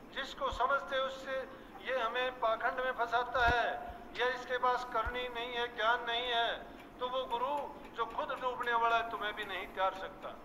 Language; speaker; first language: Hindi; native; Hindi